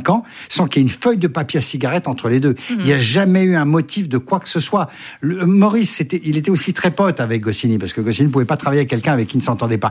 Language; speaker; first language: French; native; French